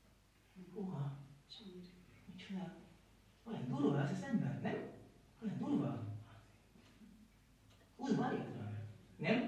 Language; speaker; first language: Hungarian; non-native, learner; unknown